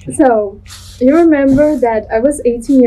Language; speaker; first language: English; non-native, learner; Russian